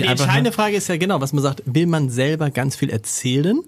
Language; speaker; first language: German; native; German